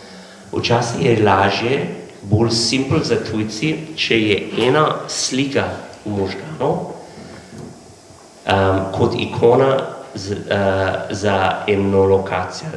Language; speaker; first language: Slovenian; non-native, learner; English